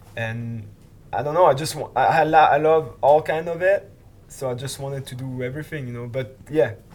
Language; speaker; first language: English; non-native, fluent; French